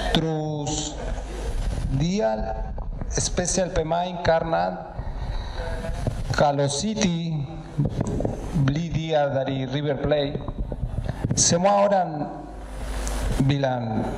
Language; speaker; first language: Indonesian; non-native, learner; Spanish